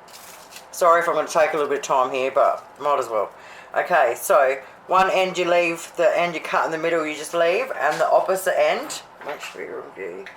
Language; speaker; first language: English; native; English